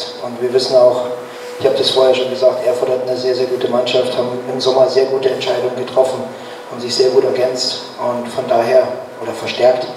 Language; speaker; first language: German; native; German